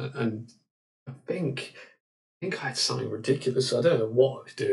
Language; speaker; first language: English; native; English